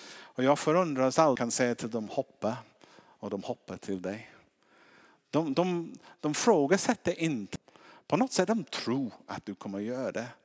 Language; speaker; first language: Swedish; non-native, fluent; English